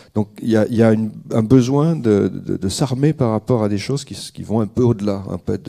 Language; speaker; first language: French; native; French